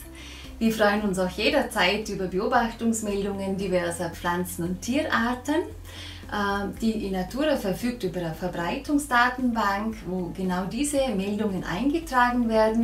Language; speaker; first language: German; native; German